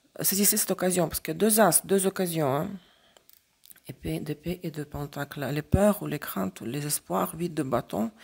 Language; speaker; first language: French; non-native, fluent; Russian